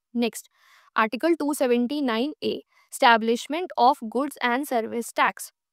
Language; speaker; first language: Hindi; native; Hindi